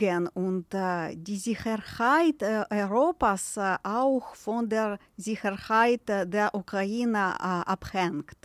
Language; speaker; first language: German; non-native, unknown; Ukrainian